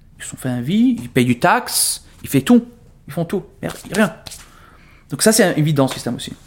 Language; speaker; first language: French; non-native, fluent; Arabic